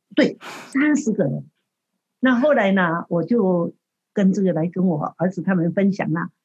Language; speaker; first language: Chinese; native; Chinese